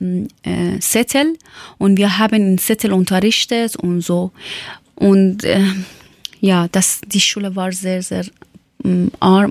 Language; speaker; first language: German; non-native, learner; Persian